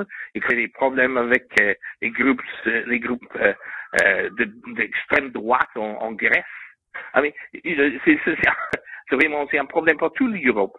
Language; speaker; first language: French; non-native, learner; English